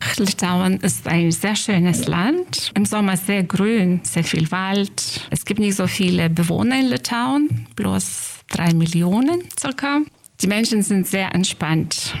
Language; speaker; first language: German; non-native, fluent; Lithuanian